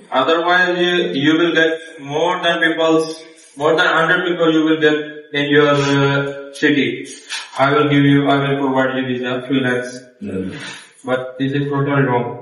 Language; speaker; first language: English; non-native, learner; Bangla